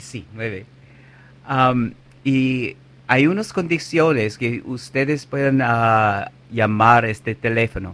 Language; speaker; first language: Spanish; non-native, fluent; English